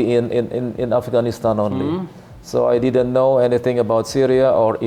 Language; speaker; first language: English; non-native, learner; Indonesian